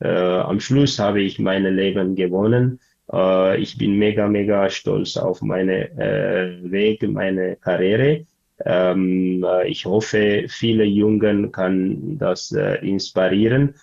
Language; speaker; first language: German; non-native, learner; Tigrinya